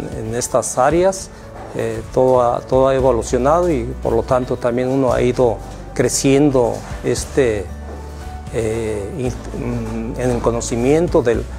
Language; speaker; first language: Spanish; native; Spanish